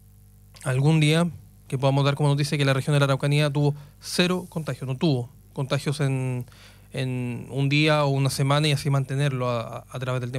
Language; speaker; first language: Spanish; native; Spanish